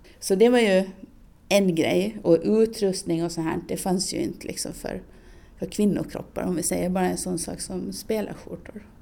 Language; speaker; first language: Swedish; native; Swedish